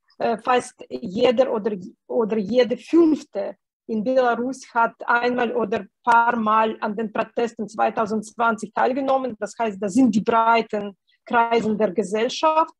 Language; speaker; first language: German; non-native, fluent; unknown